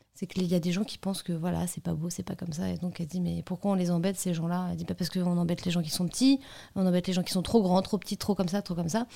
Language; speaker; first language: French; native; French